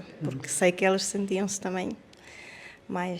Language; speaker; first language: Portuguese; non-native, fluent; Ukrainian